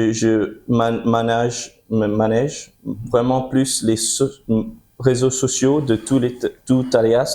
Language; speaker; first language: French; early bilingual, heritage; French